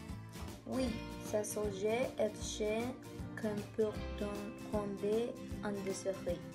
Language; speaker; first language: French; non-native, learner; Spanish